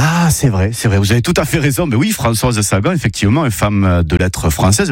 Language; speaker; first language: French; native; French